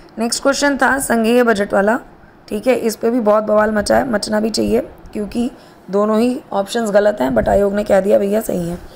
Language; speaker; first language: Hindi; native; Hindi